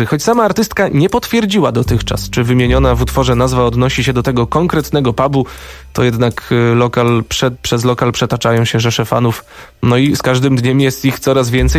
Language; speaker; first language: Polish; native; Polish